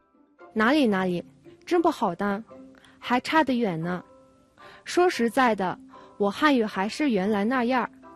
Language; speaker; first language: Chinese; non-native, fluent; Mongolian